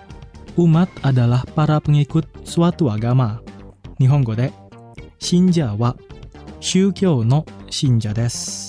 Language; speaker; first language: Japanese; non-native, fluent; Indonesian